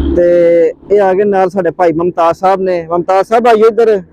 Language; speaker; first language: Urdu; non-native, local second language; Punjabi